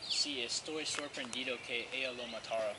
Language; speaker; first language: Spanish; non-native, learner; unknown